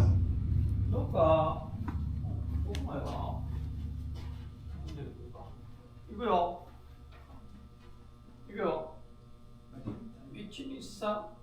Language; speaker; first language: Japanese; native; Japanese